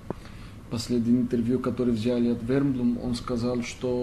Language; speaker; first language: Russian; non-native, learner; Greek